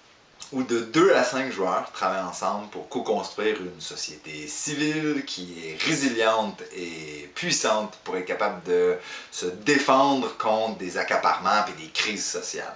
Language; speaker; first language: French; native; French